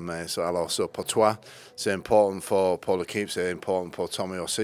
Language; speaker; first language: French; non-native, learner; English